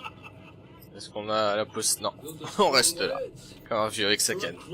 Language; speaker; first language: French; native; French